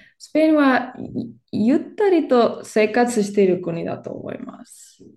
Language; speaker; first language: Japanese; non-native, fluent; Spanish